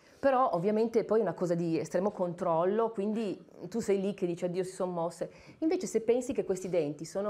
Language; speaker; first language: Italian; native; Italian